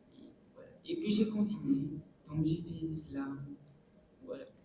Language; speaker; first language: French; non-native, local second language; Morisyen